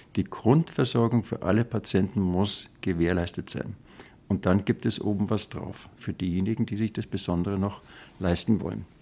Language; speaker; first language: German; native; German